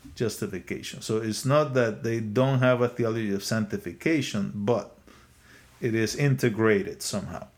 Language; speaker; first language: English; non-native, fluent; Spanish